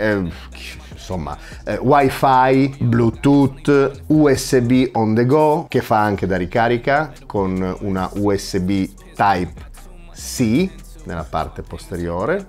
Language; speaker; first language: Italian; native; Italian